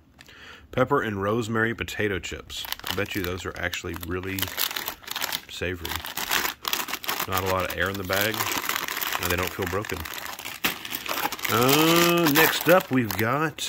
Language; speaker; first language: English; native; English